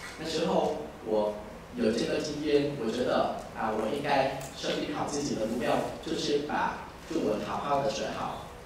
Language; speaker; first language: Chinese; non-native, fluent; Vietnamese